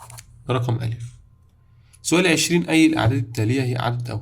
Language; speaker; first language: Arabic; native; Arabic